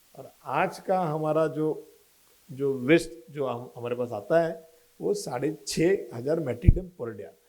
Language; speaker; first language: Hindi; non-native, local second language; Marathi